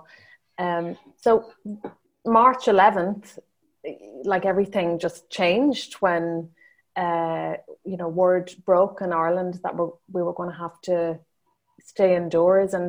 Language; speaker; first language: English; native; English